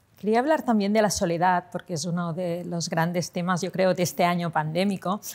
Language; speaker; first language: Spanish; non-native, local second language; Catalan